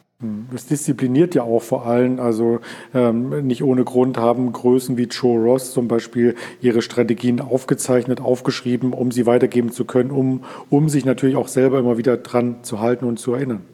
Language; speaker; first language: German; native; German